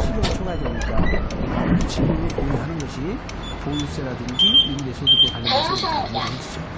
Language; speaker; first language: Korean; native; Korean